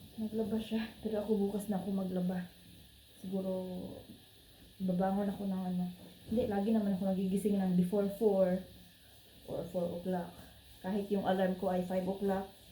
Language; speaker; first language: Filipino; non-native, local second language; Cebuano